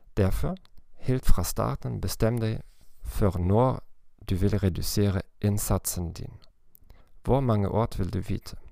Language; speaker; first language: Norwegian; non-native, learner; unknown